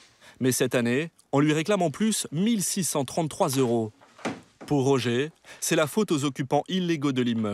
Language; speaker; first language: French; native; French